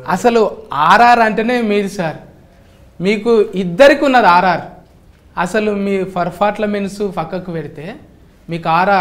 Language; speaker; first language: Telugu; native; Telugu